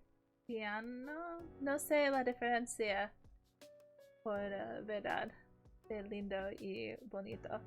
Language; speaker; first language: Spanish; non-native, learner; English